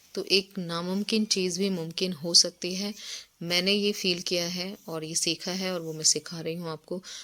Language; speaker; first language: Hindi; native; Hindi